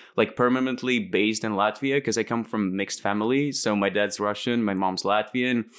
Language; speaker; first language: English; non-native, fluent; Latvian